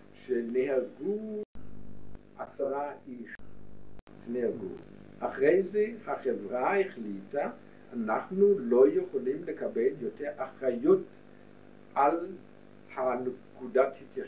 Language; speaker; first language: Hebrew; non-native, fluent; German